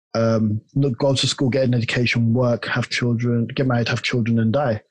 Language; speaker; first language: English; native; English